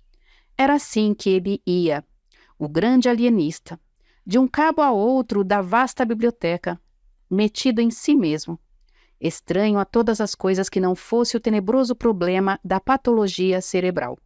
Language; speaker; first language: Portuguese; native; Portuguese